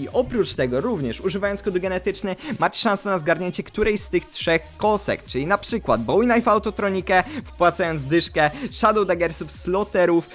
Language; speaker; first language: Polish; native; Polish